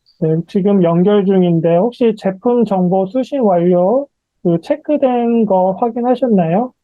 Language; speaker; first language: Korean; native; Korean